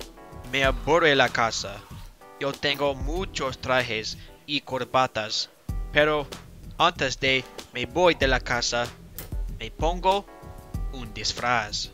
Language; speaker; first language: Spanish; non-native, learner; English